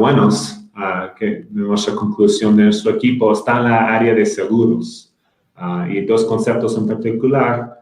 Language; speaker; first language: Spanish; non-native, fluent; English